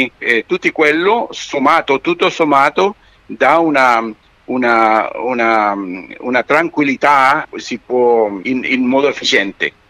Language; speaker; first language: Italian; non-native, fluent; Spanish